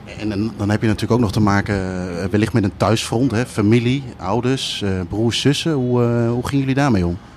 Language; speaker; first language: Dutch; early bilingual, other home language; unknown